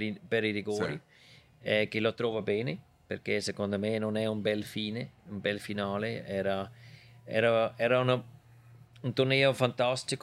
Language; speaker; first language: Italian; non-native, local second language; German